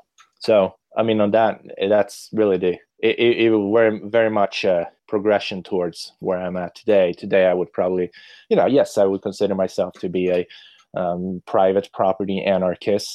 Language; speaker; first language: English; non-native, fluent; Swedish